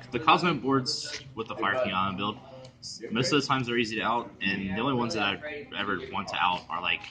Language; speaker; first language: English; native; English